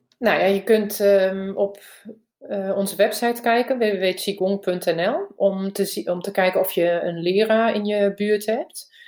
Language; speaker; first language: Dutch; non-native, fluent; German